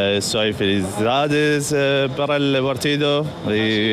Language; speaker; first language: Spanish; non-native, learner; Arabic